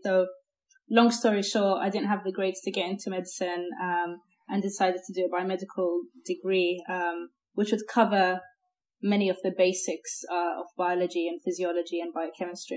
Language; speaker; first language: English; native; English